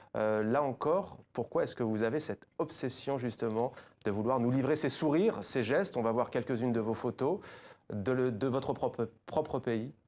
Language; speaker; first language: French; native; French